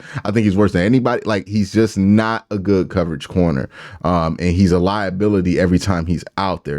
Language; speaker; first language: English; native; English